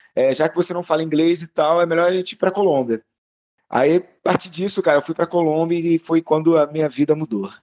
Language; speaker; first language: Portuguese; native; Portuguese